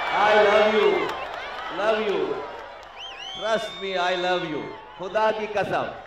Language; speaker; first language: Urdu; native; Urdu